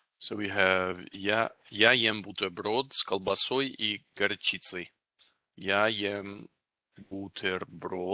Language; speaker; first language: Russian; non-native, fluent; English